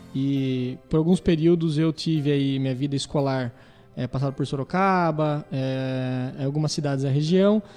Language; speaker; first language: Portuguese; native; Portuguese